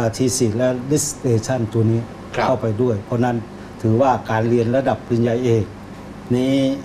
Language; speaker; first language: Thai; native; Thai